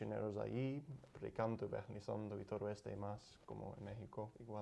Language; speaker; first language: Spanish; non-native, learner; English